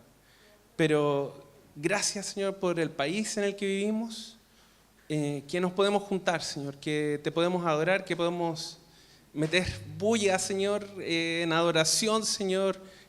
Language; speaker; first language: Spanish; native; Spanish